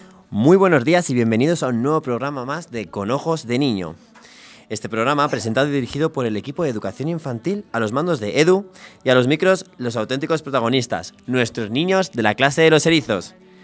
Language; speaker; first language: Spanish; native; Spanish